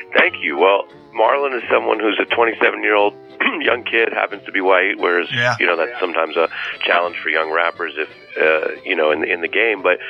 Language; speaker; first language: English; native; English